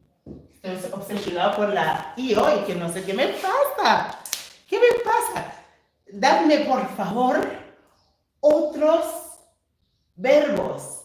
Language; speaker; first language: Spanish; non-native, fluent; English